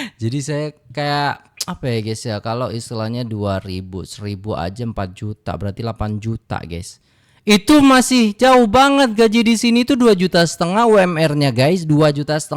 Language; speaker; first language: Indonesian; native; Indonesian